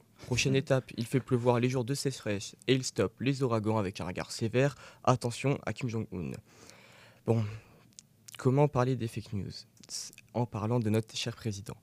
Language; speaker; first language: French; native; French